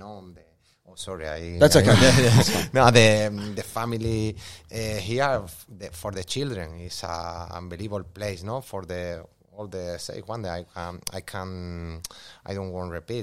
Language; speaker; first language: English; non-native, learner; Spanish